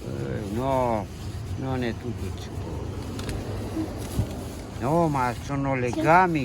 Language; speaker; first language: Italian; non-native, learner; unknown